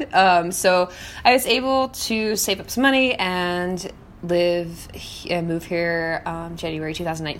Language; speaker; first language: English; native; English